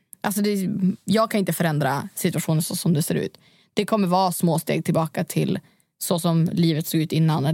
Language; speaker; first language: Swedish; native; Swedish